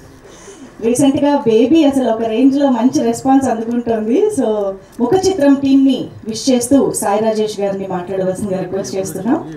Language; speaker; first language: Telugu; native; Telugu